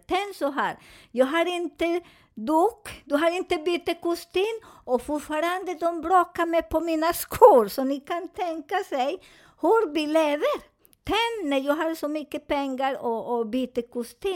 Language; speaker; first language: Swedish; non-native, fluent; Spanish